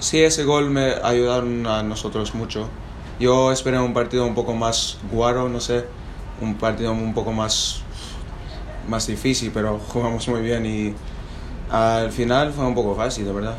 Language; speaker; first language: Spanish; non-native, fluent; English